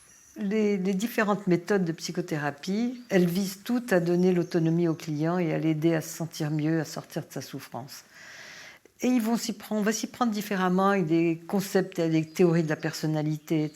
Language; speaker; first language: French; native; French